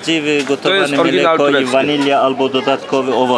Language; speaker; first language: Polish; non-native, learner; Turkish